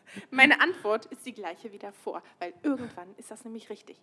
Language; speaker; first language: German; native; German